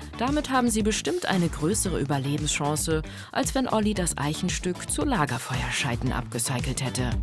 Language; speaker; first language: German; native; German